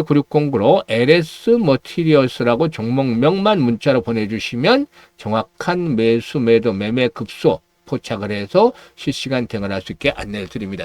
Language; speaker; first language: Korean; native; Korean